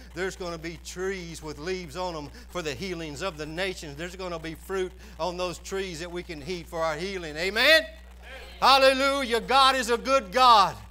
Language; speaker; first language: English; native; English